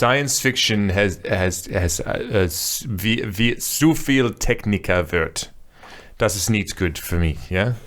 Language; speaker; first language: German; non-native, learner; English